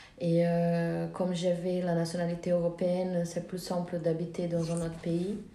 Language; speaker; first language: French; non-native, fluent; Portuguese